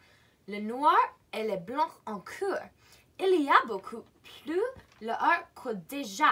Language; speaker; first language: French; non-native, learner; English